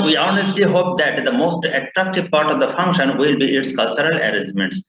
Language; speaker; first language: English; non-native, local second language; Bangla